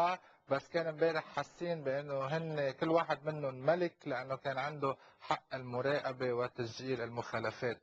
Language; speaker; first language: Arabic; native; Arabic